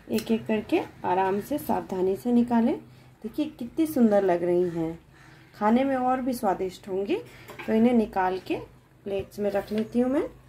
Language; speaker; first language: Hindi; native; Hindi